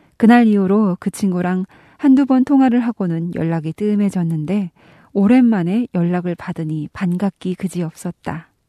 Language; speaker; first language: Korean; native; Korean